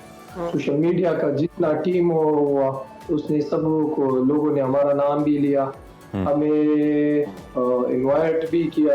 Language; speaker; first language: Hindi; non-native, local second language; Pashto